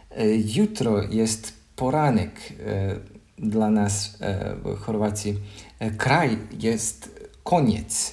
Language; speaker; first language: Polish; non-native, learner; Croatian